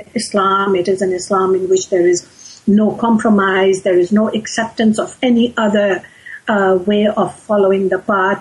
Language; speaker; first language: English; non-native, local second language; Urdu